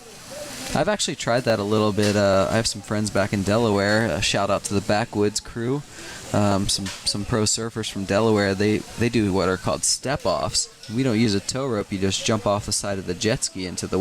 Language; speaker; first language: English; native; English